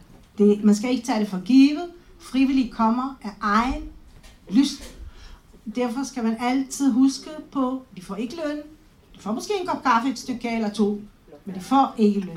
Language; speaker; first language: Danish; non-native, fluent; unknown